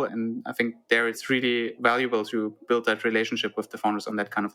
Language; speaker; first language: English; non-native, fluent; German